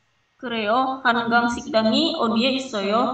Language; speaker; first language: Korean; non-native, learner; Indonesian